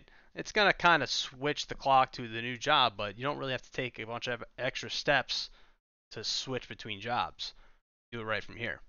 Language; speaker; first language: English; native; English